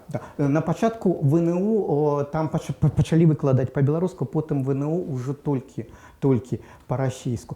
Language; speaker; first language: Belarusian; non-native, local second language; Russian